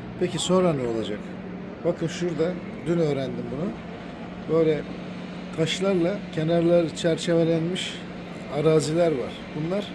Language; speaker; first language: Turkish; native; Turkish